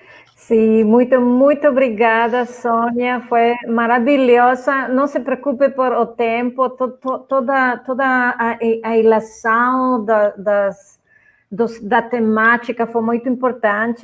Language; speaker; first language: Portuguese; non-native, fluent; Spanish